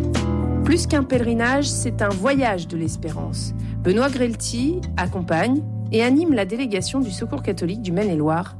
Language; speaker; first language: French; native; French